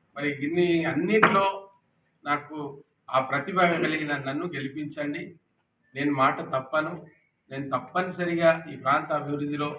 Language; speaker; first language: Telugu; non-native, local second language; Lambadi